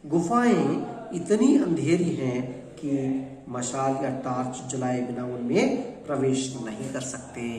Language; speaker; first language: Hindi; non-native, local second language; Kannada